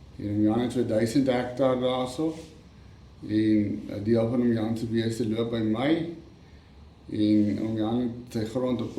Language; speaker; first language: Afrikaans; native; Afrikaans